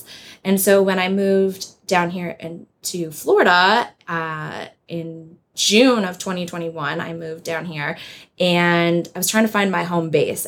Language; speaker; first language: English; native; English